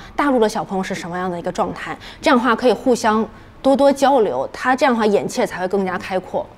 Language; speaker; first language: Chinese; native; Chinese